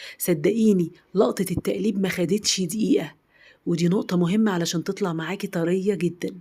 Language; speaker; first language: Arabic; native; Arabic